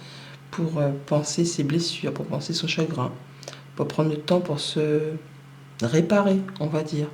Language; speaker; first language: French; native; French